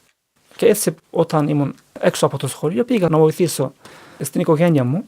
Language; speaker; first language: Greek; non-native, learner; Turkish